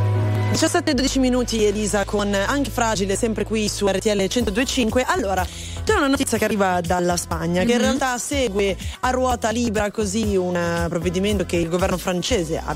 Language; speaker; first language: Italian; native; Italian